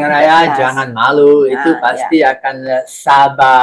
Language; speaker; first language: Indonesian; non-native, fluent; English